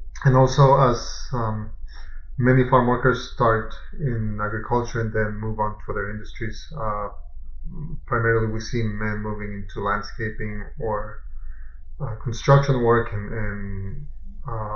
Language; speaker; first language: English; native; English